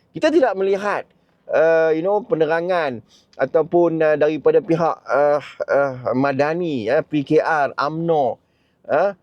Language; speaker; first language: Malay; native; Malay